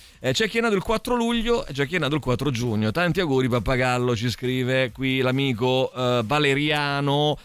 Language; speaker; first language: Italian; native; Italian